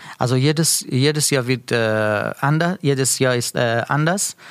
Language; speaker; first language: German; non-native, learner; Persian